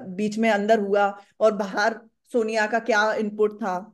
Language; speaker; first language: Hindi; native; Hindi